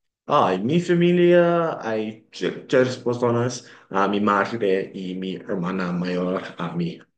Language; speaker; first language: Spanish; non-native, learner; English